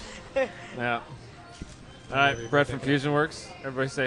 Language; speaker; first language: English; native; English